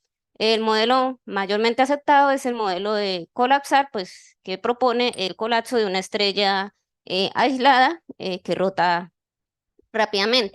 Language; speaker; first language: Spanish; native; Spanish